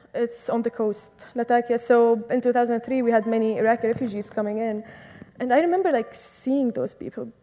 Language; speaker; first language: English; non-native, fluent; Arabic